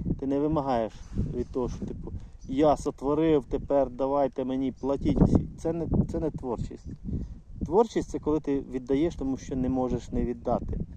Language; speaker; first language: Ukrainian; non-native, local second language; Russian